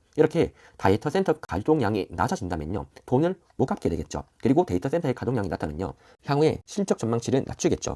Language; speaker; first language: Korean; native; Korean